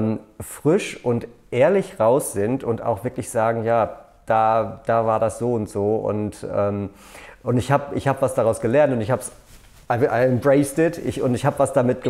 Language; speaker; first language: German; native; German